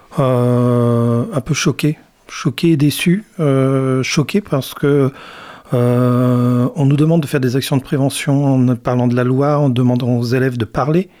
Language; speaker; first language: French; native; French